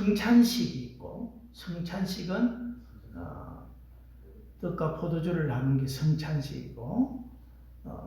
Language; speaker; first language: Korean; native; Korean